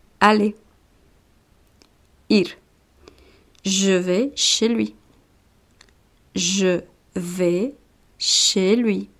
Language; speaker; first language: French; non-native, fluent; Spanish